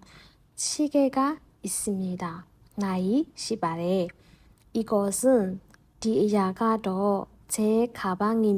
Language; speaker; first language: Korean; non-native, fluent; Burmese